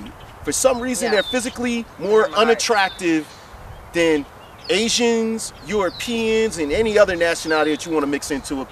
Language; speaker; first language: English; native; English